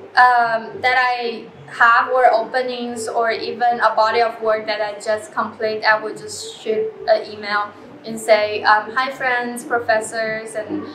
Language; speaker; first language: English; non-native, fluent; Chinese